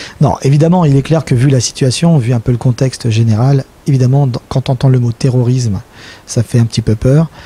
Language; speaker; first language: French; native; French